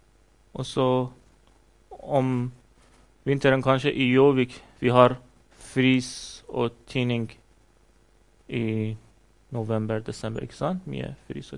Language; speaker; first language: Norwegian; non-native, learner; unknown